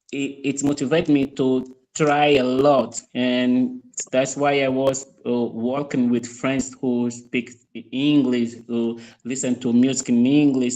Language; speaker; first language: English; non-native, fluent; Portuguese